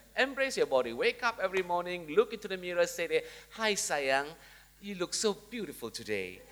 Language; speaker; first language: English; non-native, local second language; Malay